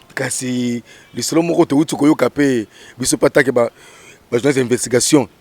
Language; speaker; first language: Lingala; native; Lingala